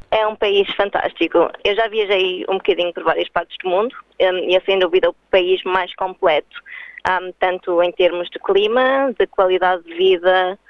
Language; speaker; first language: Portuguese; native; Portuguese